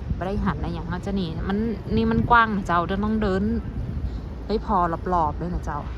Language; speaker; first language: Thai; native; Thai